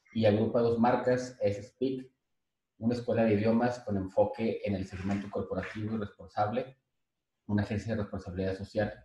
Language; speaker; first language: Spanish; native; Spanish